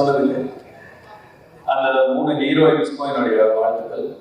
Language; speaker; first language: Tamil; native; Tamil